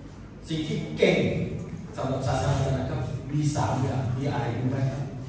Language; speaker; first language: Thai; non-native, local second language; Lahu